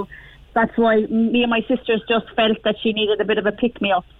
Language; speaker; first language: English; native; English